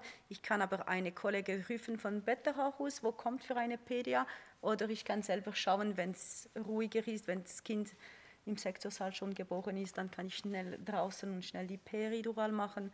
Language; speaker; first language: German; non-native, fluent; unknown